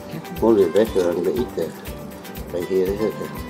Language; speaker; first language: English; non-native, learner; Vietnamese